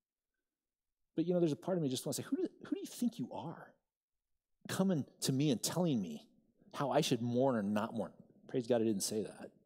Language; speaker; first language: English; native; English